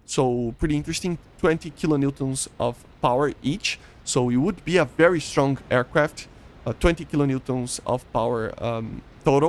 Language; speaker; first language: English; non-native, fluent; Portuguese